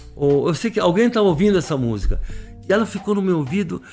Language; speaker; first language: Portuguese; non-native, fluent; Arabic